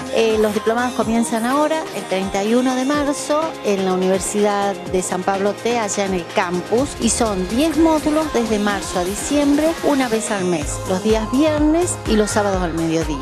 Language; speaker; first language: Spanish; native; Spanish